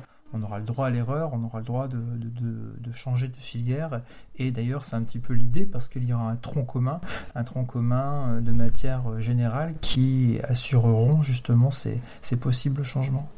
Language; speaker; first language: French; native; French